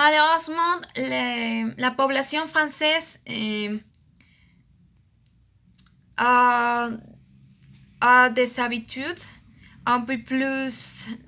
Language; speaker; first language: French; non-native, learner; Spanish